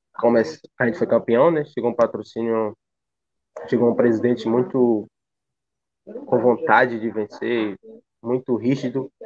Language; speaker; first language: Portuguese; native; Portuguese